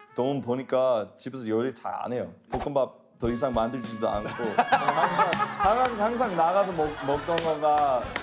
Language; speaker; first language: Korean; non-native, fluent; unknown